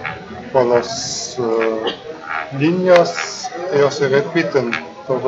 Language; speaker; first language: Spanish; non-native, fluent; German